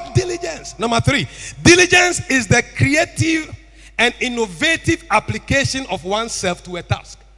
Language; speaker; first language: English; non-native, local second language; Akan